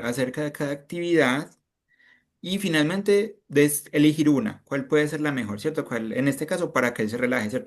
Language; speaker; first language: Spanish; native; Spanish